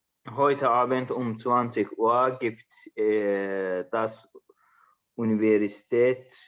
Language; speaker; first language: German; non-native, learner; Azerbaijani